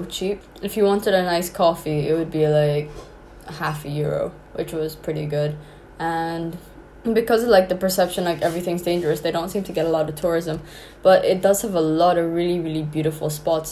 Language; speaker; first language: English; non-native, local second language; Cantonese